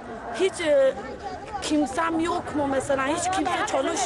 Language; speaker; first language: Turkish; non-native, learner; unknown